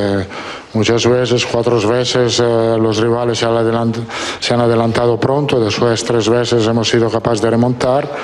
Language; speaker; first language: Spanish; non-native, fluent; Italian